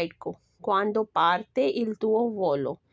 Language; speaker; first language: Italian; non-native, fluent; Urdu